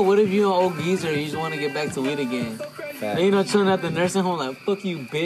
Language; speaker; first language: English; early bilingual, other home language; Spanish